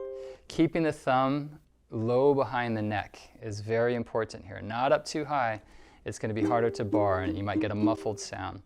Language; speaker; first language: English; native; English